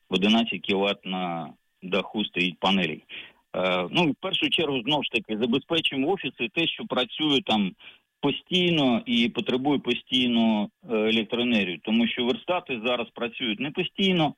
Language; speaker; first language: Ukrainian; native; Ukrainian